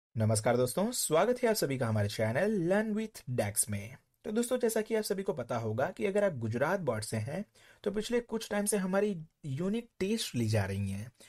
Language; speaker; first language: Hindi; non-native, local second language; Gujarati